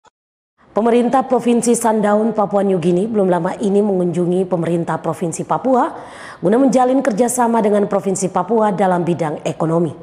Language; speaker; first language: Indonesian; native; Indonesian